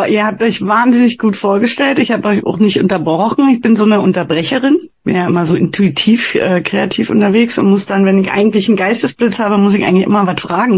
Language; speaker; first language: German; native; German